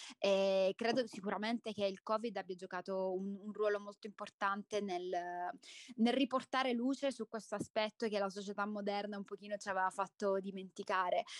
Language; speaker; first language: Italian; native; Italian